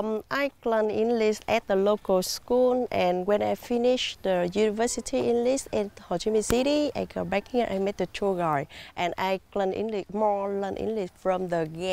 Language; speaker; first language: English; non-native, learner; Vietnamese